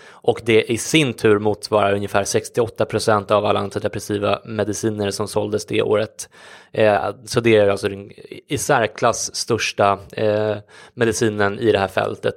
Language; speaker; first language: Swedish; native; Swedish